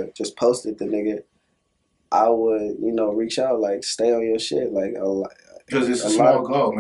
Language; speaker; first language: English; native; English